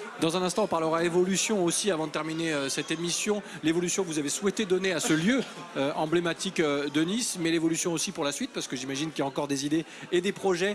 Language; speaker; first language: French; native; French